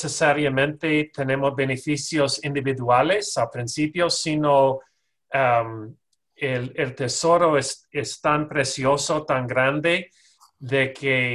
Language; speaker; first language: Spanish; non-native, fluent; English